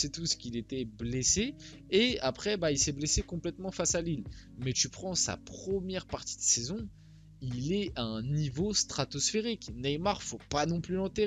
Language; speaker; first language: French; early bilingual, other home language; Portuguese